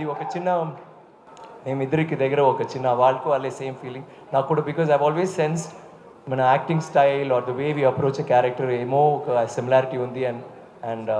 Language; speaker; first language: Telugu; non-native, learner; Tamil